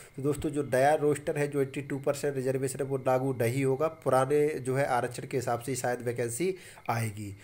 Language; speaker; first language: Hindi; native; Hindi